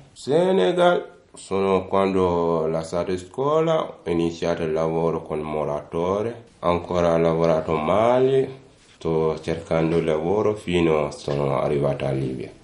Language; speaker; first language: Italian; non-native, learner; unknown